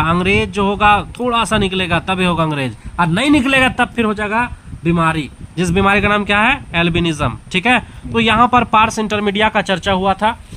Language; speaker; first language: Hindi; native; Hindi